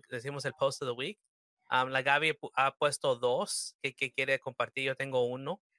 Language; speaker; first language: Spanish; early bilingual, heritage; Spanish